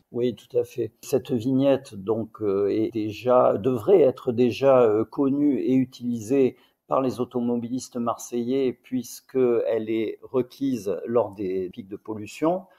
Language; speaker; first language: French; native; French